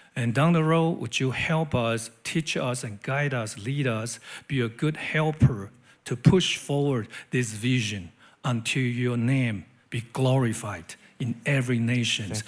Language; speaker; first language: English; non-native, learner; Chinese